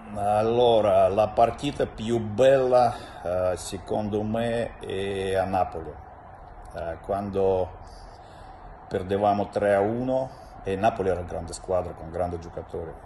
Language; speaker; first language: Italian; non-native, fluent; Russian